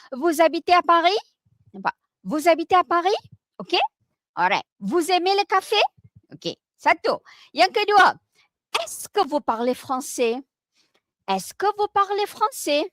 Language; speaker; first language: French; non-native, fluent; Malay